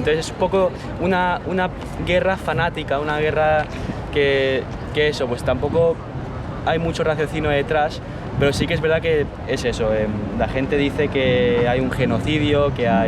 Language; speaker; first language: Spanish; native; Spanish